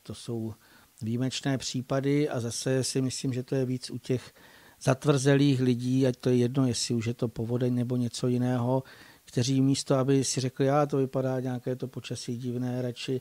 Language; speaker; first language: Czech; native; Czech